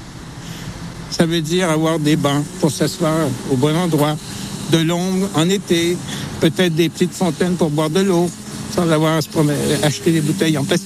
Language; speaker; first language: French; native; French